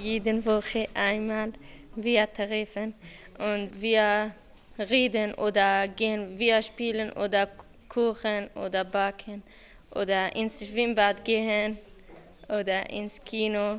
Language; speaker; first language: German; non-native, learner; Arabic